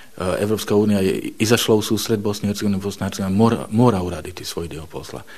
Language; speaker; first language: Bosnian; non-native, fluent; Slovak